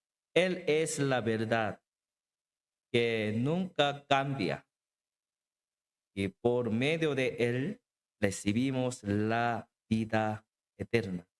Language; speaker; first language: Spanish; non-native, learner; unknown